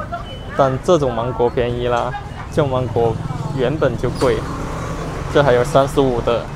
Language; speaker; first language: Chinese; non-native, local second language; Cantonese